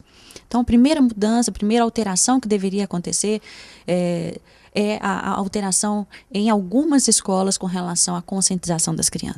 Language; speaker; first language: Portuguese; native; Portuguese